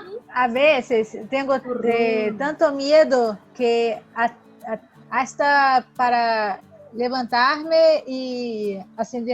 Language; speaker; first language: Spanish; non-native, learner; Portuguese